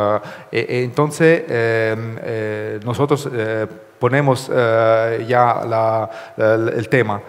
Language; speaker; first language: Spanish; non-native, learner; Italian